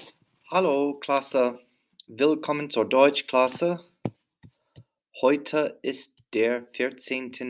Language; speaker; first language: German; non-native, fluent; English